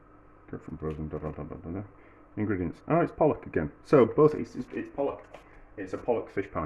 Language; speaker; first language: English; native; English